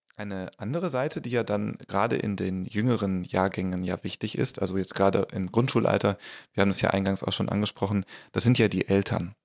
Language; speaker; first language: German; native; German